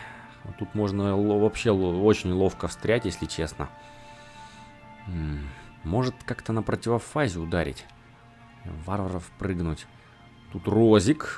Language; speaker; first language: Russian; native; Russian